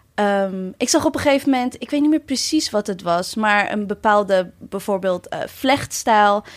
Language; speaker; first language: Dutch; early bilingual, other home language; Arabic